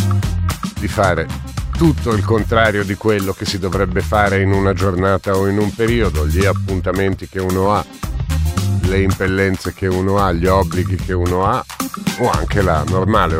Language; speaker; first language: Italian; native; Italian